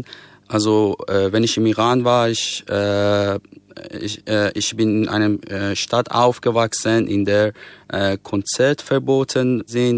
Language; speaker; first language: German; non-native, fluent; Persian